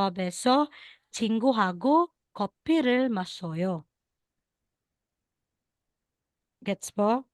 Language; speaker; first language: Korean; non-native, learner; Filipino